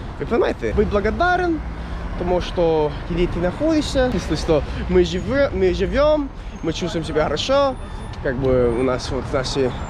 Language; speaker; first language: Russian; non-native, learner; English